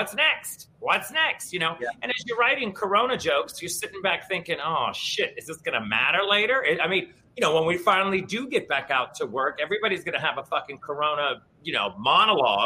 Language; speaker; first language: English; native; English